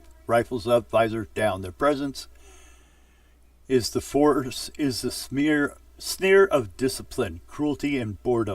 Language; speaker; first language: English; native; English